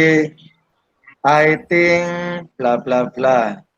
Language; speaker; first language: English; non-native, learner; Indonesian